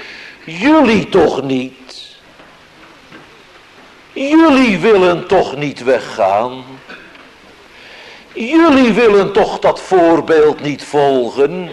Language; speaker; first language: Dutch; native; Dutch